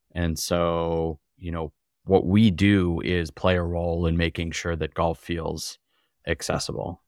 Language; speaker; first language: English; native; English